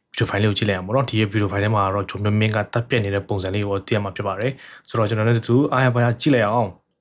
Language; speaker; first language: Burmese; native; Burmese